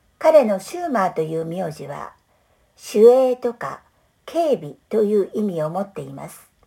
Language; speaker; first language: Japanese; non-native, fluent; English